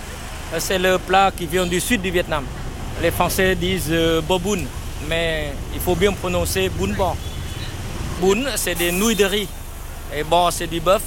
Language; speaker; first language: French; non-native, fluent; Vietnamese